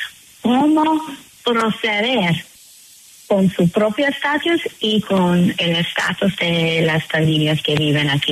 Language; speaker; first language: Spanish; non-native, fluent; English